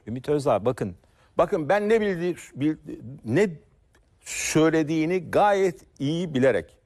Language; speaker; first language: Turkish; native; Turkish